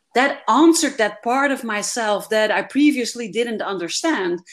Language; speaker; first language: English; non-native, fluent; Dutch